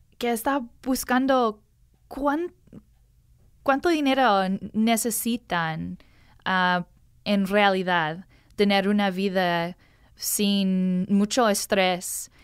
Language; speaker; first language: Spanish; non-native, learner; English